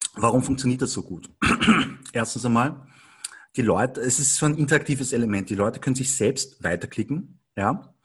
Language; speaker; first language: German; native; German